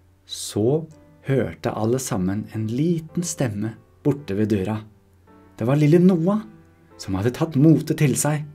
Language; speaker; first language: Norwegian; native; Norwegian